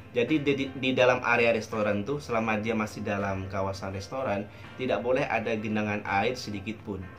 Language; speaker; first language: Indonesian; native; Indonesian